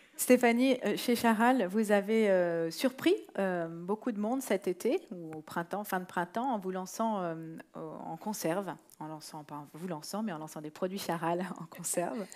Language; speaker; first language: French; native; French